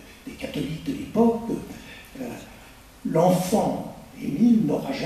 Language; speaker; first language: French; native; French